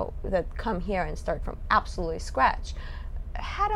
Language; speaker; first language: English; non-native, fluent; Russian